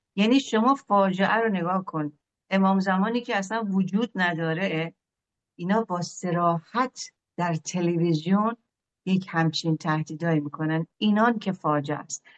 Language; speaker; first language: Persian; native; Persian